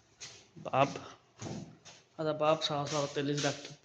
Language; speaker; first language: Arabic; non-native, learner; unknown